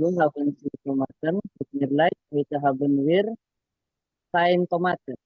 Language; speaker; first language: German; non-native, learner; Indonesian